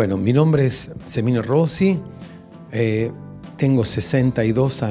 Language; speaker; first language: Portuguese; non-native, learner; Spanish